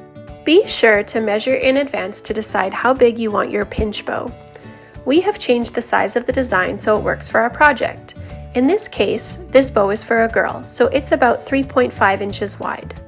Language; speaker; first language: English; native; English